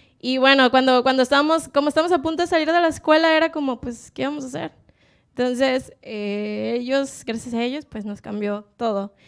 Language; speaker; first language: Spanish; native; Spanish